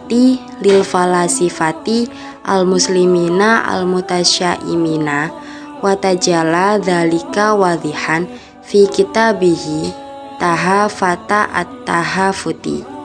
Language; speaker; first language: Arabic; non-native, learner; Indonesian